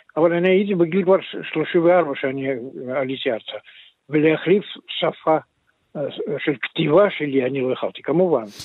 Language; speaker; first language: Hebrew; non-native, fluent; Russian